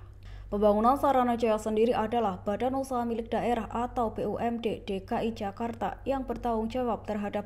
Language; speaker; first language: Indonesian; native; Indonesian